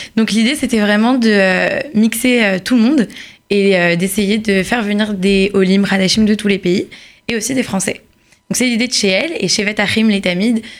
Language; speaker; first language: French; native; French